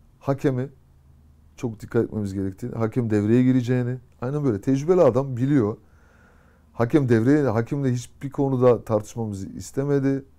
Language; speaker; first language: Turkish; early bilingual, heritage; Turkish